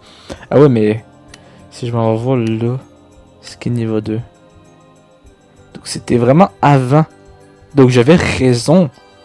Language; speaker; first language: French; native; French